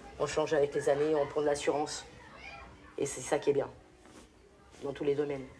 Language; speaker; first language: French; early bilingual, other home language; Portuguese